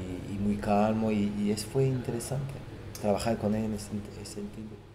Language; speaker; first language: Spanish; non-native, fluent; Portuguese